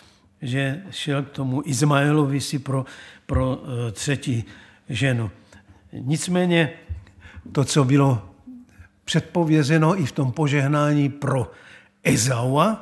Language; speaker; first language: Czech; native; Czech